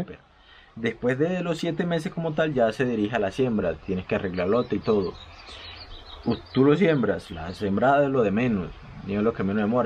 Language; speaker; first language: Spanish; native; Spanish